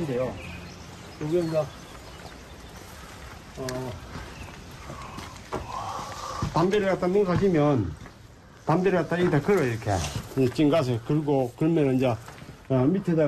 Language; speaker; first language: Korean; native; Korean